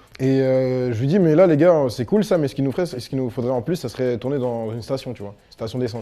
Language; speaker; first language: French; native; French